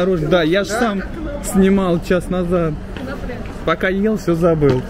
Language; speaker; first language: Russian; native; Russian